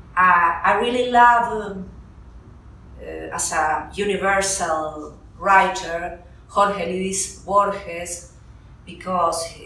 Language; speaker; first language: English; non-native, fluent; Spanish